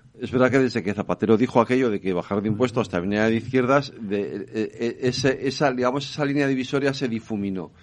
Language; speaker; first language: Spanish; native; Spanish